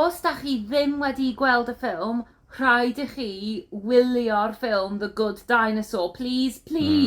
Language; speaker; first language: Welsh; non-native, learner; English